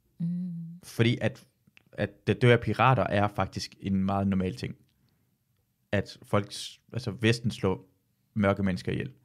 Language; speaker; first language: Danish; early bilingual, other home language; Persian